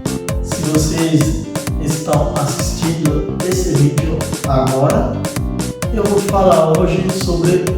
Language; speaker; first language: Portuguese; non-native, fluent; Haitian Creole